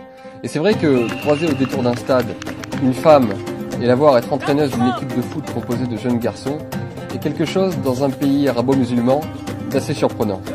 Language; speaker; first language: French; native; French